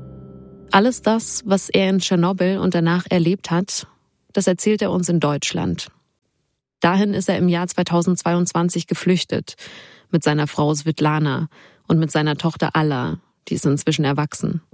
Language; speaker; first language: German; native; German